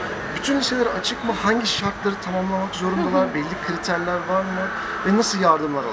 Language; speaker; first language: Turkish; native; Turkish